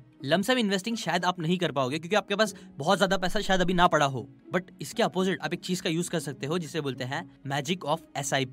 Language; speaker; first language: Hindi; native; Hindi